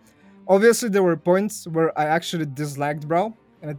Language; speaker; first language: English; non-native, fluent; Bulgarian